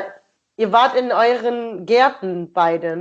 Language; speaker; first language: German; native; German